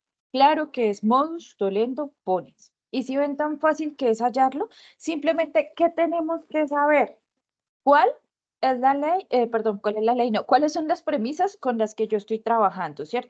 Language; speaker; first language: Spanish; native; Spanish